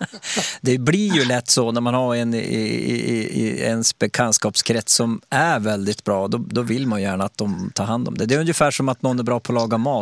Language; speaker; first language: Swedish; native; Swedish